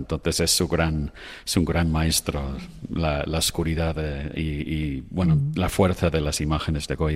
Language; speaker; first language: Spanish; non-native, fluent; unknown